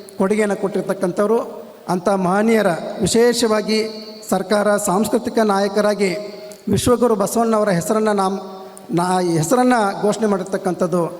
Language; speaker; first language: Kannada; native; Kannada